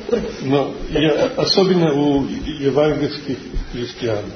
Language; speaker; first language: Russian; non-native, fluent; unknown